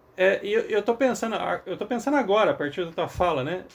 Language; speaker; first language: Portuguese; native; Portuguese